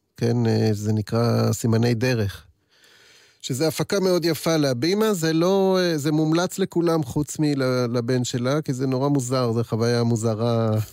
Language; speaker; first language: Hebrew; native; Hebrew